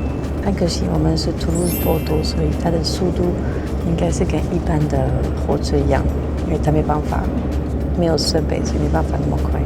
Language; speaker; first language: Chinese; non-native, fluent; French